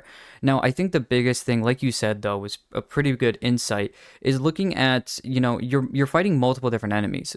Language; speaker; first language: English; native; English